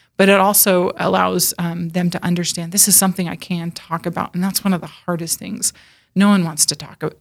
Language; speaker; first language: English; native; English